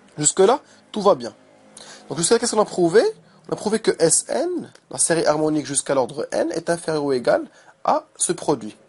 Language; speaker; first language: French; non-native, local second language; Arabic